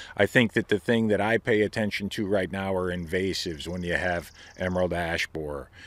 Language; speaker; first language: English; native; English